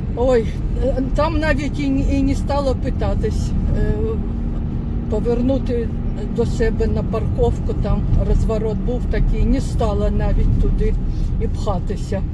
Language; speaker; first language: Ukrainian; non-native, local second language; Russian